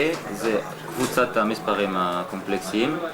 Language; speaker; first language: Hebrew; non-native, fluent; French